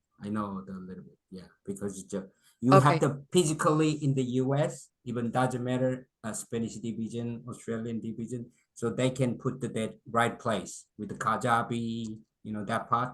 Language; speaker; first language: English; non-native, local second language; Korean